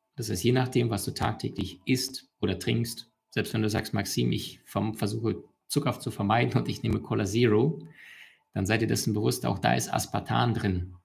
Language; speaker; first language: German; early bilingual, other home language; Russian